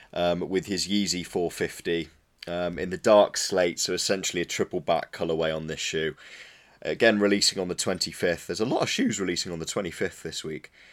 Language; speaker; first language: English; native; English